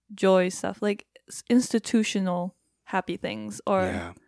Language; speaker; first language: English; non-native, fluent; Japanese